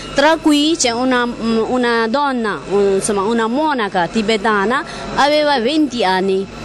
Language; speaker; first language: Italian; non-native, learner; Chinese